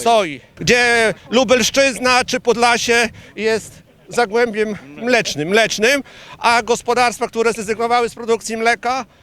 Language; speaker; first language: Polish; native; Polish